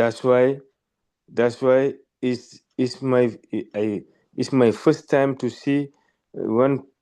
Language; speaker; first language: English; non-native, learner; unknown